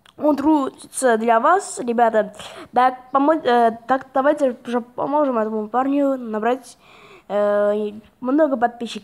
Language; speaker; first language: Russian; non-native, fluent; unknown